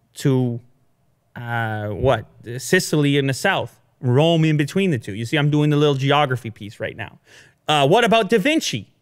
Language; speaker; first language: English; early bilingual, other home language; Italian